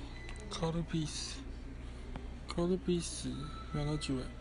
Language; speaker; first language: Japanese; non-native, fluent; Chinese